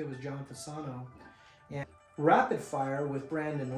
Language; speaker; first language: English; native; English